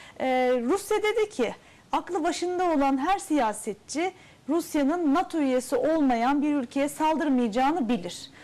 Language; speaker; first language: Turkish; native; Turkish